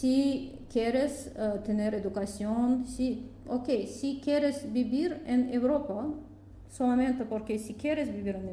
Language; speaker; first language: Spanish; non-native, learner; Russian